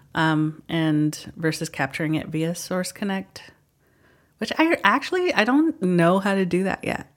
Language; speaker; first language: English; early bilingual, other home language; Filipino